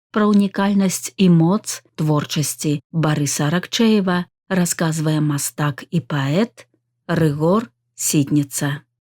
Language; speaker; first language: Belarusian; native; Belarusian